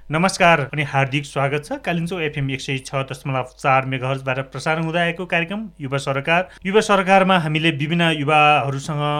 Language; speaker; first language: Nepali; native; Nepali